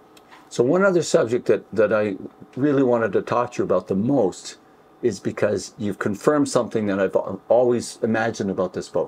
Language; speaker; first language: English; native; English